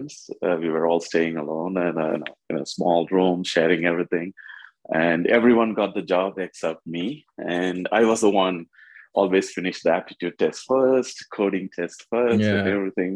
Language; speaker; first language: English; non-native, local second language; Tamil